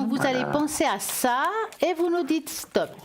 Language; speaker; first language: French; native; French